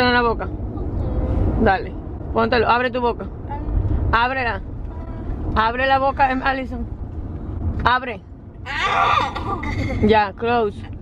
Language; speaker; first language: Spanish; native; Spanish